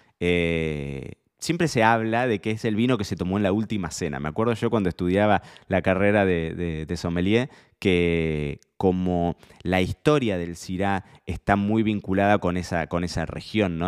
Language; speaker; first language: Spanish; native; Spanish